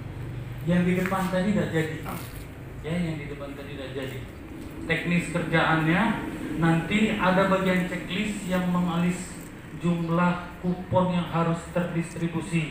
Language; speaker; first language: Indonesian; native; Indonesian